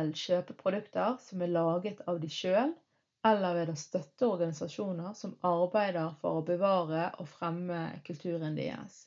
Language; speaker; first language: Norwegian; early bilingual, other home language; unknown